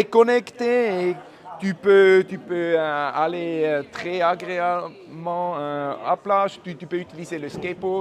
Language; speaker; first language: French; non-native, fluent; German